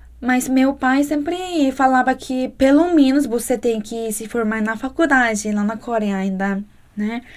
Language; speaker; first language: Portuguese; non-native, fluent; Korean